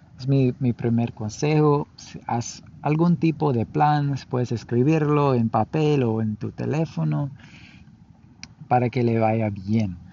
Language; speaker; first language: Spanish; non-native, learner; English